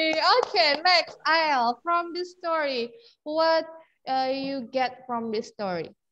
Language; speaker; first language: English; non-native, fluent; Indonesian